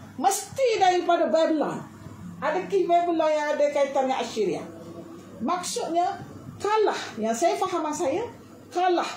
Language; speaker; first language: Malay; native; Malay